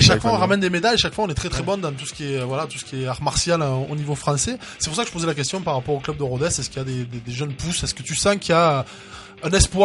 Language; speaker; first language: French; native; French